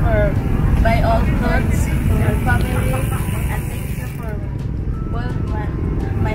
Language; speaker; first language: English; non-native, learner; Cebuano